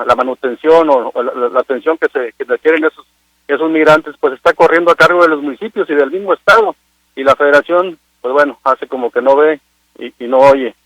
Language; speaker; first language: Spanish; native; Spanish